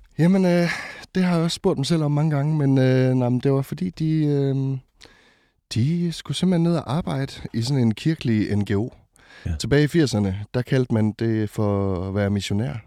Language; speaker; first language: Danish; native; Danish